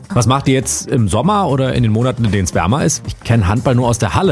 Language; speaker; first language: German; native; German